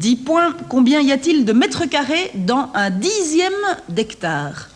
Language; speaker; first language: French; native; French